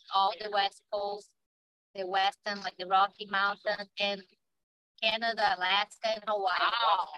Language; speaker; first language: English; non-native, fluent; Portuguese